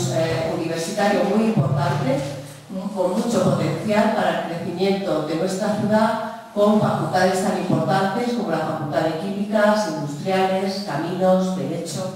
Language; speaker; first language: Spanish; native; Spanish